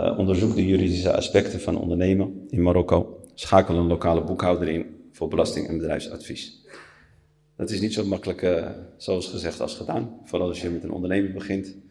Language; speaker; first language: Dutch; early bilingual, other home language; Riffian